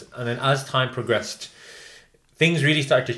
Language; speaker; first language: English; native; English